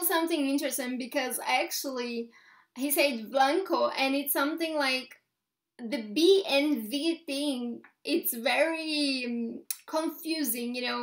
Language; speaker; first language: English; non-native, fluent; Portuguese